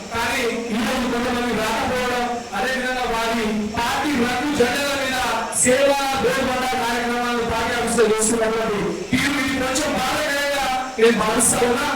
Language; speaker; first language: Telugu; non-native, local second language; Lambadi